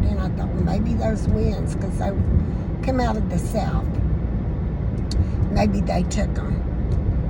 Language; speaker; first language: English; native; English